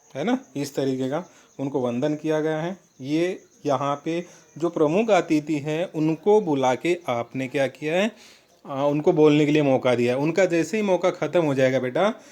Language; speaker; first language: Hindi; non-native, local second language; Marathi